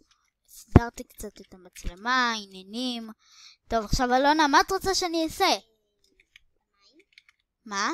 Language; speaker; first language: Hebrew; native; Hebrew